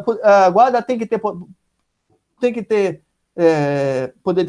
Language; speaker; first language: Portuguese; native; Portuguese